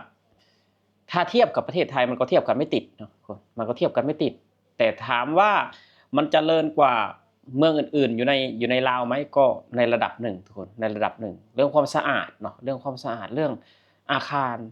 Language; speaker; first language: Thai; non-native, local second language; Northeastern Thai